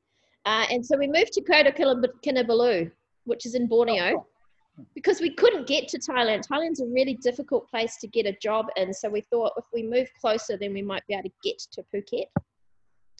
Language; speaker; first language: English; native; English